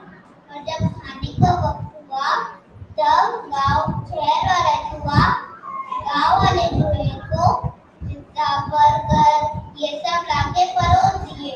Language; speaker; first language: Hindi; native; Hindi